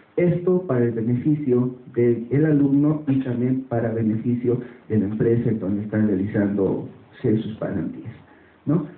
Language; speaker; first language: Spanish; native; Spanish